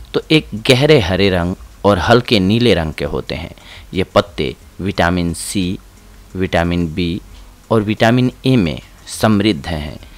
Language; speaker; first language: Hindi; native; Hindi